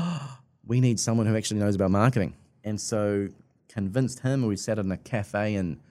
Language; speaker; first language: English; native; English